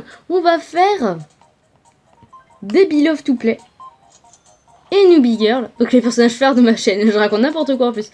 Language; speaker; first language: French; native; French